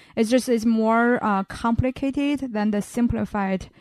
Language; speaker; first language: English; non-native, fluent; Chinese